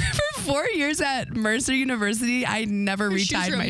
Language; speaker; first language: English; native; English